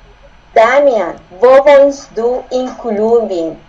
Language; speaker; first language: German; non-native, learner; Spanish